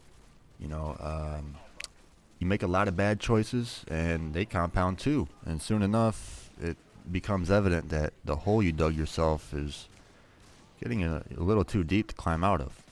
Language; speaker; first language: English; native; English